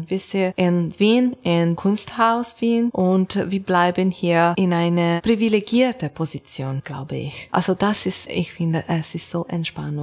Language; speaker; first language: German; non-native, learner; Italian